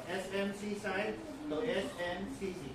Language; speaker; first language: English; non-native, local second language; Cebuano